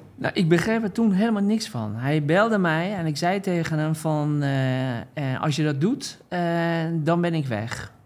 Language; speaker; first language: Dutch; non-native, fluent; Persian